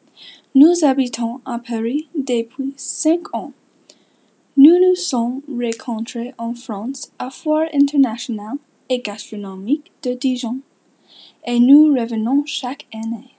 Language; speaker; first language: French; non-native, learner; English